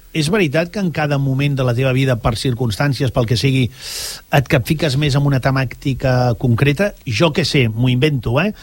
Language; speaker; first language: Catalan; native; Catalan